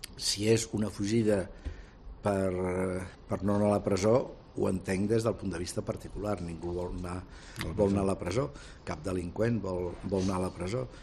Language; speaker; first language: Catalan; native; Catalan